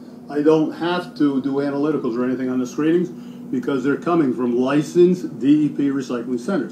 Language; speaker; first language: English; native; English